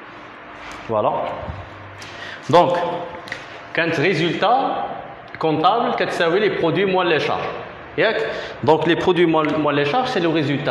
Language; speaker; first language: French; non-native, local second language; Arabic